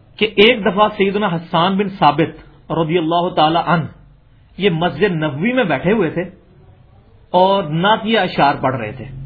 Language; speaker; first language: Urdu; non-native, local second language; Punjabi